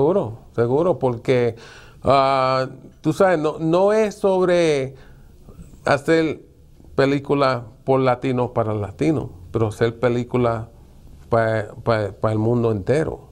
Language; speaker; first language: Spanish; early bilingual, heritage; Spanish